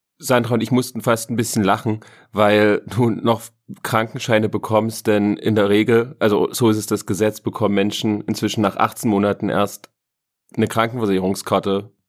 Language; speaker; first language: German; native; German